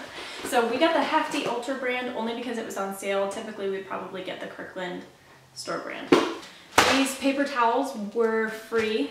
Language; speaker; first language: English; native; English